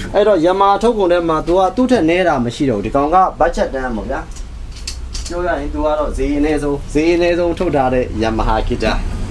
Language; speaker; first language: Burmese; non-native, local second language; Tedim Chin